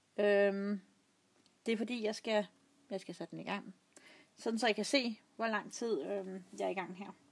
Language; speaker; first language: Danish; native; Danish